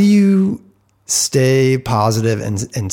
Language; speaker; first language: English; native; English